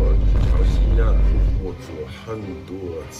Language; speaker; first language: Chinese; non-native, learner; English